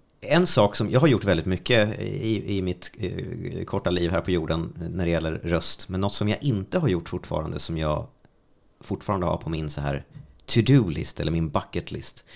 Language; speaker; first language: Swedish; native; Swedish